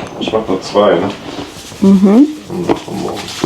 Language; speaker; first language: German; native; German